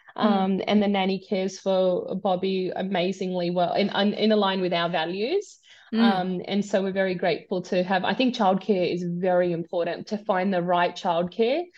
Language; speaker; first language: English; native; English